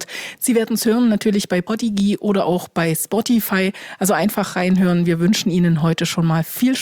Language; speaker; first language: German; native; German